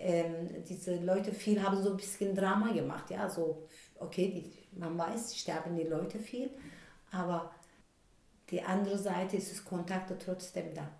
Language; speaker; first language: German; non-native, learner; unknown